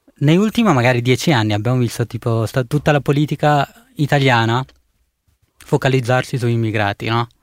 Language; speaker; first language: Italian; early bilingual, other home language; Punjabi